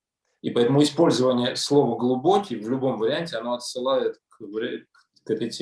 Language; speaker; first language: Russian; native; Russian